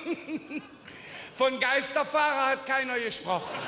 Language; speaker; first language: German; native; German